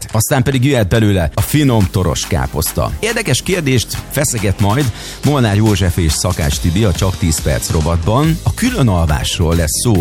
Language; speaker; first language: Hungarian; native; Hungarian